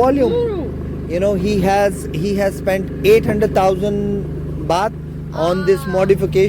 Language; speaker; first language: English; non-native, fluent; Hindi